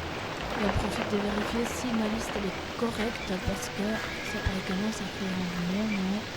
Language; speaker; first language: French; non-native, fluent; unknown